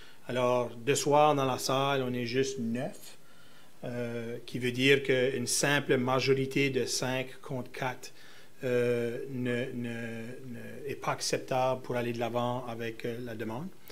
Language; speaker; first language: French; native; French